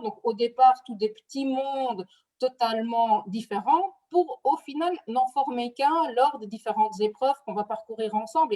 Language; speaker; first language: French; native; French